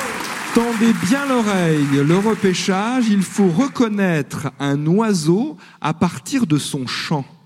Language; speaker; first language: French; native; French